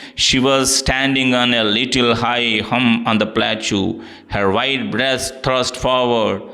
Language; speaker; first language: English; non-native, local second language; Telugu